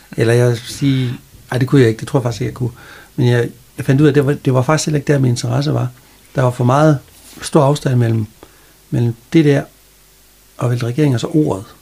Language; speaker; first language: Danish; native; Danish